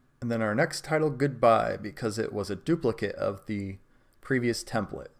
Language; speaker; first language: English; native; English